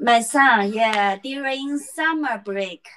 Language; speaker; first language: English; non-native, learner; Chinese